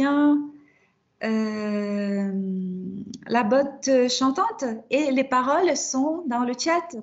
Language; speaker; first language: French; non-native, fluent; Russian